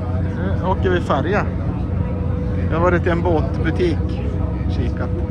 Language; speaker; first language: Swedish; native; Swedish